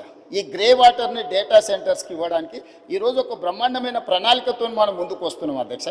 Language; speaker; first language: Telugu; native; Telugu